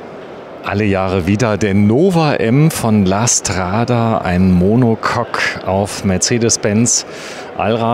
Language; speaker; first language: German; native; German